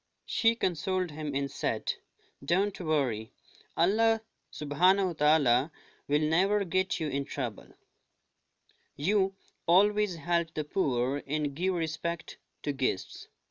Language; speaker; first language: English; non-native, local second language; Urdu